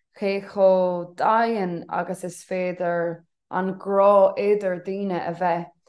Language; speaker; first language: Irish; non-native, local second language; English